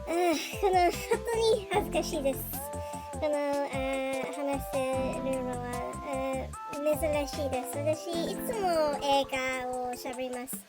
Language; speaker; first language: Japanese; non-native, learner; English